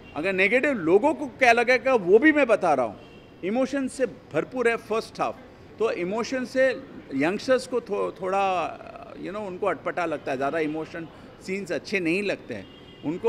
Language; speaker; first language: Hindi; native; Hindi